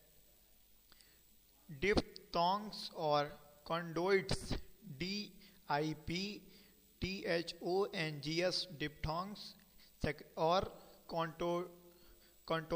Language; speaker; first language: English; non-native, local second language; Hindi